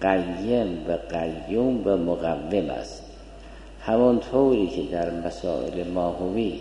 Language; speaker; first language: Persian; native; Persian